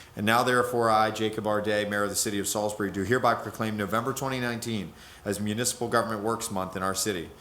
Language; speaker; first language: English; native; English